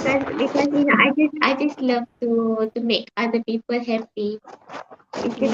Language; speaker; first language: English; non-native, fluent; Malay